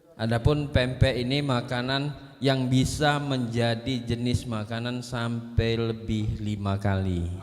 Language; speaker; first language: Indonesian; native; Indonesian